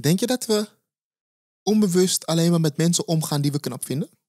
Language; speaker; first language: Dutch; native; Dutch